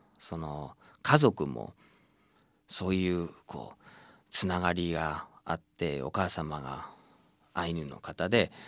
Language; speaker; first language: Japanese; non-native, fluent; English